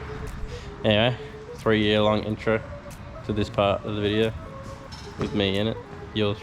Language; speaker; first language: English; native; English